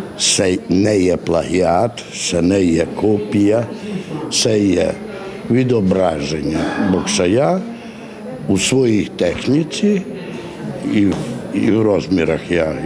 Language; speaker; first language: Ukrainian; non-native, local second language; Hungarian